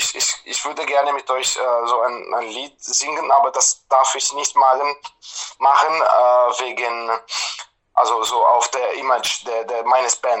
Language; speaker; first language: German; non-native, fluent; Italian